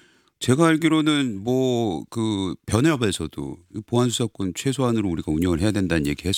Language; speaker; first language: Korean; native; Korean